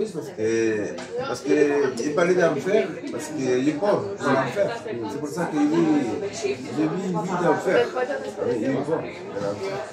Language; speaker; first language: French; non-native, learner; Spanish